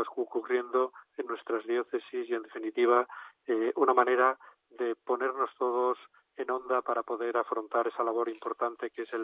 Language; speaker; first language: Spanish; native; Spanish